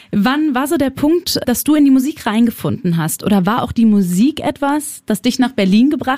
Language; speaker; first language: German; native; German